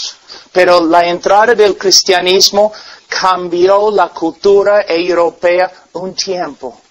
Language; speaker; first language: Spanish; non-native, fluent; English